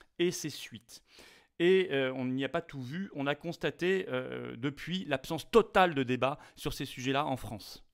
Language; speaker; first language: French; native; French